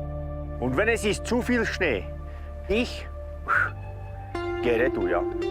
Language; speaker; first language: German; non-native, learner; French